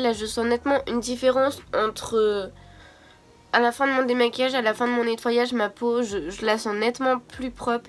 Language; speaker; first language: French; native; French